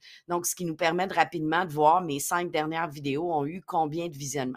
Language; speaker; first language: French; native; French